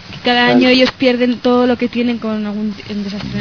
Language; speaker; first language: Spanish; native; Spanish